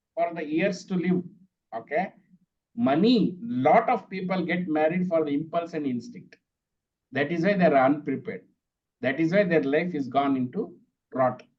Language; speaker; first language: English; non-native, local second language; Kannada